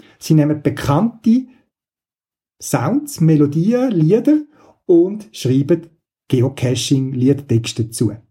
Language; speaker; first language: German; native; German